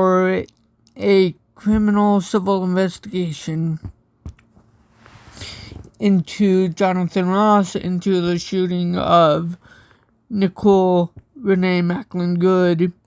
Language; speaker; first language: English; native; English